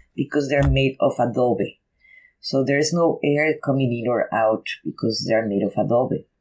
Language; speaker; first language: English; non-native, fluent; Spanish